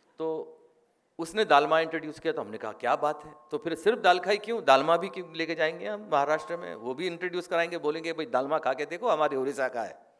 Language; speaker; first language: Hindi; non-native, local second language; Marathi